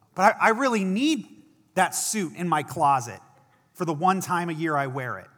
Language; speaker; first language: English; native; English